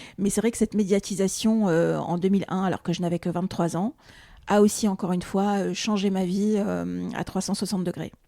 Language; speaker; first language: French; early bilingual, other home language; Arabic